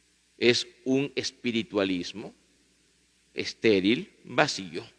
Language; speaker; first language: Spanish; native; Spanish